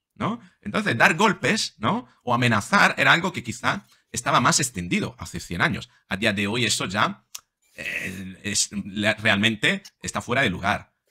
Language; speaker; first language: Spanish; non-native, fluent; Italian